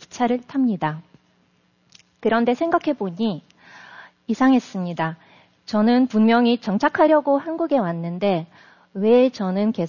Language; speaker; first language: Korean; non-native, fluent; Russian